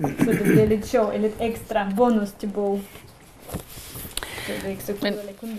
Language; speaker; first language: Danish; non-native, learner; Russian